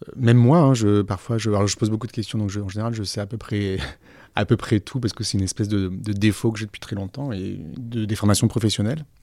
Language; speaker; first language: French; native; French